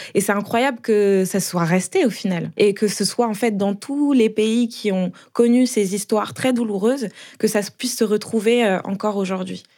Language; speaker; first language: French; native; French